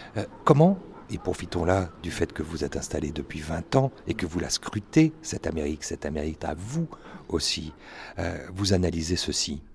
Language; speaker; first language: French; native; French